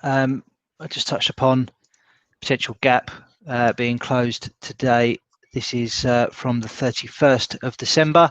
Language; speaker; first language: English; native; English